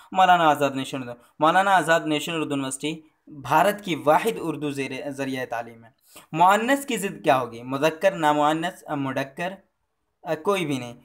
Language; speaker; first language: Hindi; native; Hindi